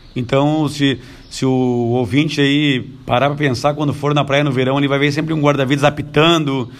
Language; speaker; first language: Portuguese; native; Portuguese